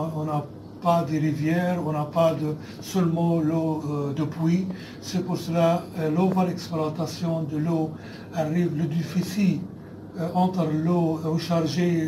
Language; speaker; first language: French; non-native, fluent; Arabic